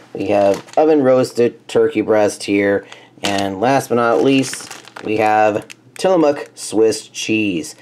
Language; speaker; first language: English; native; English